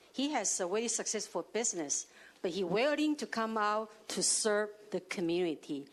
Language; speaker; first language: English; non-native, learner; Chinese